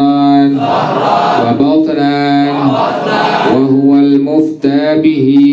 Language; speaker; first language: Arabic; non-native, fluent; Indonesian